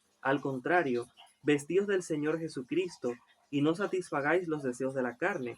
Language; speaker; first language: Spanish; native; Spanish